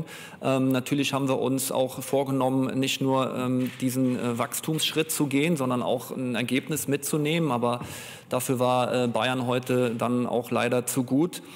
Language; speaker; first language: German; native; German